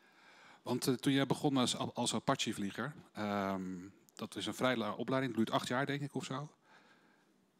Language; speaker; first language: Dutch; native; Dutch